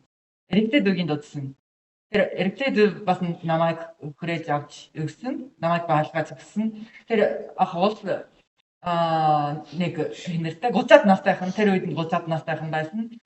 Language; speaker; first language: Mongolian; non-native, learner; Japanese